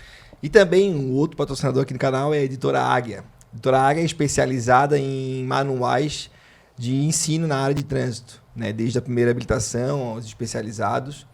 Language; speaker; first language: Portuguese; native; Portuguese